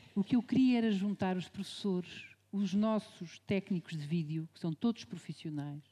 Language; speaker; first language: Portuguese; native; Portuguese